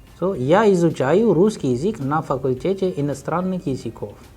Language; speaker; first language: Russian; non-native, fluent; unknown